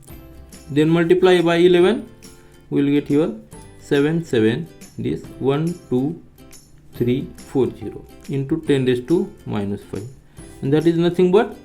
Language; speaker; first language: English; non-native, local second language; Marathi